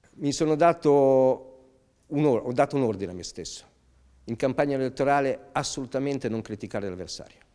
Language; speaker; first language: Italian; native; Italian